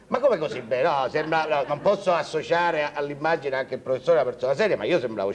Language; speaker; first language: Italian; native; Italian